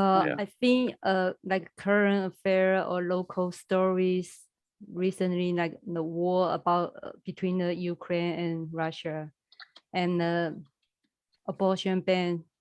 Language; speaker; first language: English; non-native, learner; Chinese